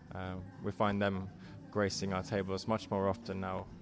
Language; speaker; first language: English; native; English